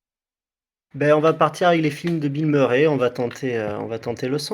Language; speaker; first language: French; native; French